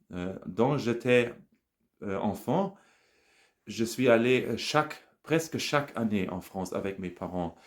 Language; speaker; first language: French; non-native, learner; German